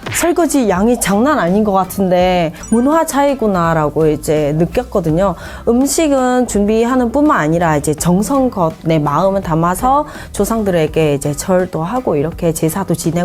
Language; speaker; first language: Korean; non-native, fluent; Vietnamese